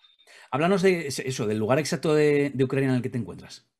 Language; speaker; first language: Spanish; native; Spanish